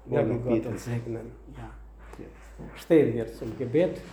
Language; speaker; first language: German; non-native, learner; Russian